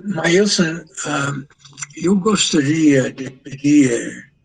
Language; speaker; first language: Portuguese; non-native, fluent; English